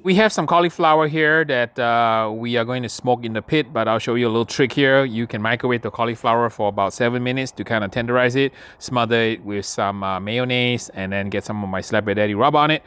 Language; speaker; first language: English; native; English